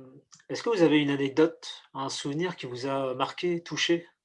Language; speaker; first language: French; native; French